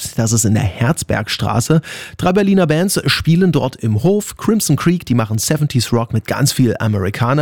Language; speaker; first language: German; native; German